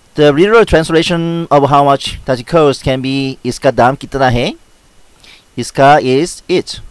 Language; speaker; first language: English; non-native, fluent; Korean